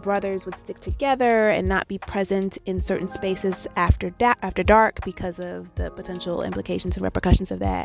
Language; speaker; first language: English; native; English